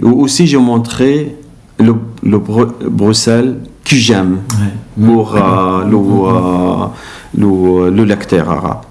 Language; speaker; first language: French; non-native, learner; Arabic